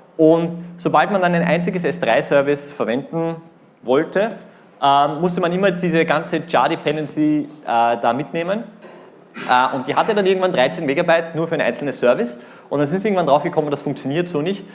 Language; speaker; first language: German; native; German